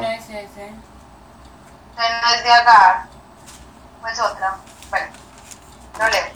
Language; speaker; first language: Spanish; native; Spanish